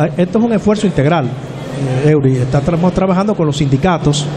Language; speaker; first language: Spanish; native; Spanish